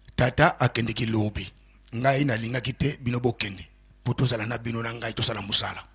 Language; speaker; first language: Lingala; non-native, local second language; Kongo